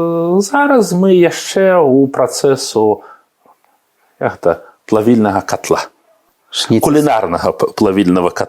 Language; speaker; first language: Belarusian; non-native, learner; Russian